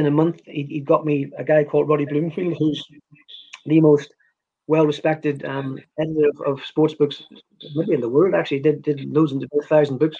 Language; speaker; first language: English; native; English